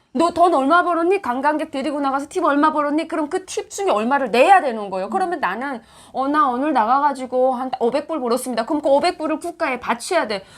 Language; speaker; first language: Korean; native; Korean